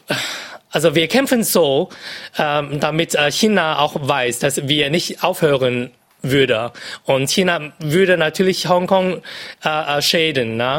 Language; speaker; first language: German; non-native, fluent; Cantonese